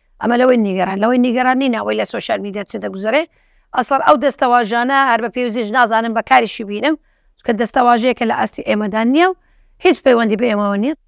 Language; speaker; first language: Central Kurdish; non-native, local second language; Turkish